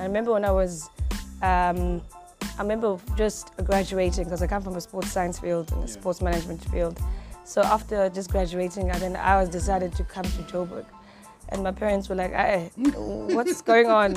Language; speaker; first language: English; non-native, local second language; Zulu